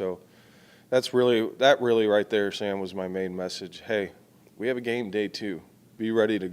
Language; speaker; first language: English; native; English